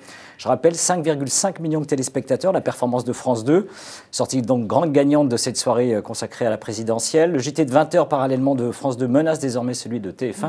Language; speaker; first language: French; native; French